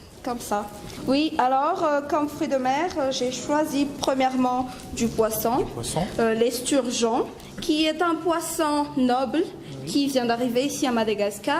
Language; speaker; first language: French; non-native, local second language; Malagasy